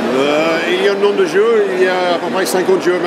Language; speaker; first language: French; non-native, learner; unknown